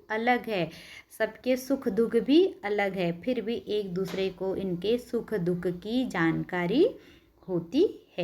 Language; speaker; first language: Hindi; non-native, local second language; Marathi